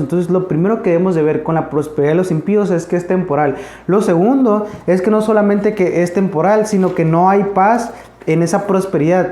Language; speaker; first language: Spanish; native; Spanish